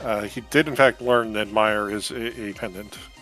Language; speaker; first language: English; native; English